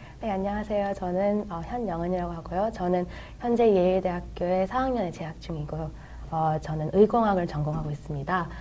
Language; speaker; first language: Korean; early bilingual, heritage; Korean